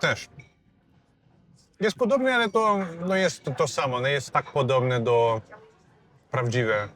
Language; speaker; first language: Polish; non-native, fluent; Portuguese